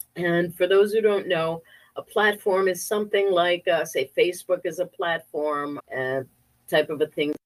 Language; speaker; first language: English; native; English